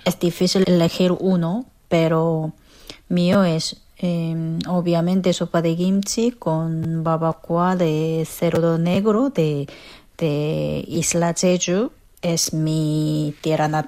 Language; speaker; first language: Spanish; non-native, fluent; Korean